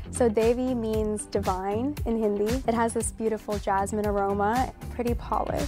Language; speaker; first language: English; native; English